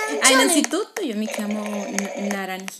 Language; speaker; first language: Italian; non-native, fluent; Spanish